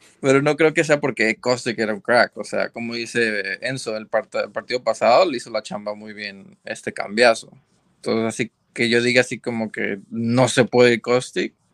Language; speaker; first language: Spanish; native; Spanish